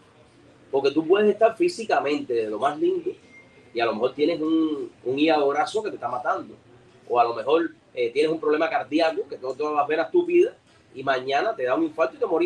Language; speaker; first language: Spanish; native; Spanish